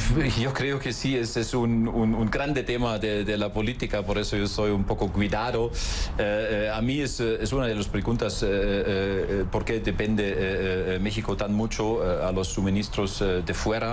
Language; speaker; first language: Spanish; non-native, fluent; German